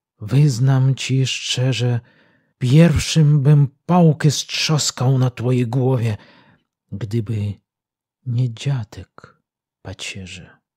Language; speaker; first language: Polish; early bilingual, heritage; Polish